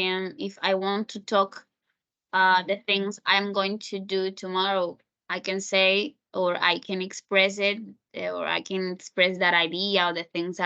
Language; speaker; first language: English; non-native, fluent; Spanish